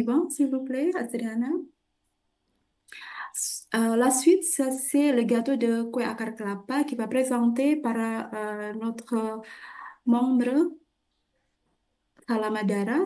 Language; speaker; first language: French; non-native, fluent; Indonesian